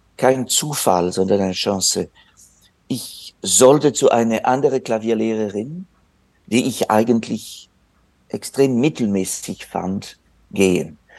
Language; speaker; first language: German; non-native, fluent; French